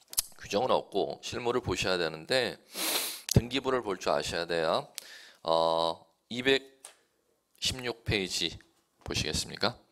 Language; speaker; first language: Korean; native; Korean